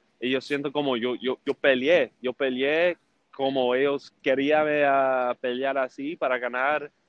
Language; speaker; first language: Spanish; early bilingual, heritage; English